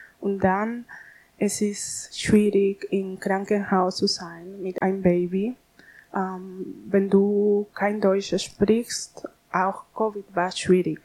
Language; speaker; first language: German; non-native, learner; Spanish